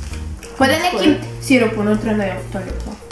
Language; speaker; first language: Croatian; early bilingual, heritage; English